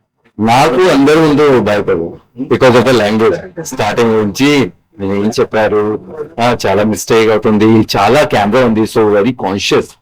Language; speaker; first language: Telugu; non-native, learner; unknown